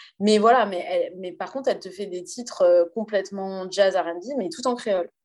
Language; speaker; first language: French; native; French